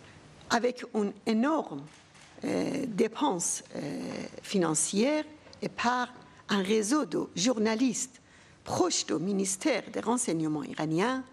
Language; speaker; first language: French; non-native, fluent; Persian